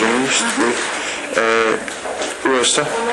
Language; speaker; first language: French; non-native, learner; English